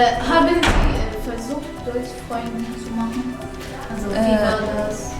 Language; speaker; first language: German; non-native, learner; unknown